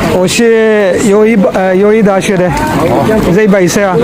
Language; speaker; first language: Chinese; non-native, learner; Malayalam